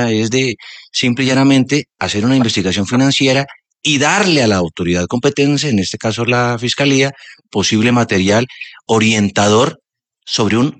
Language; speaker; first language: Spanish; native; Spanish